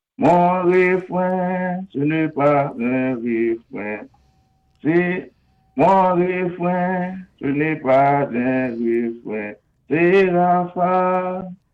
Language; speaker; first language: French; non-native, local second language; Haitian Creole